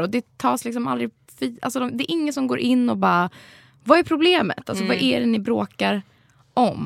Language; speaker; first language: Swedish; native; Swedish